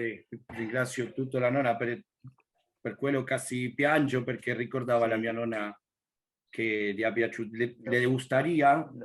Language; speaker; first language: Italian; non-native, learner; Spanish